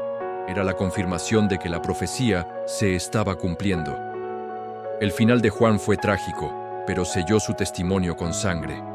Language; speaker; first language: Spanish; native; Spanish